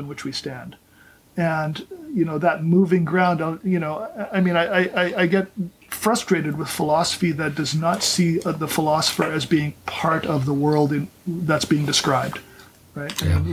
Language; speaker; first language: English; native; English